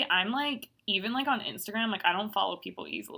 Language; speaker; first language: English; non-native, fluent; Hungarian